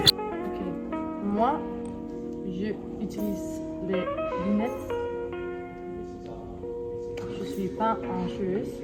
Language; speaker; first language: French; non-native, learner; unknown